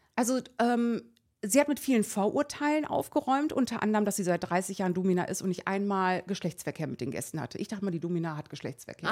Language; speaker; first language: German; early bilingual, other home language; Persian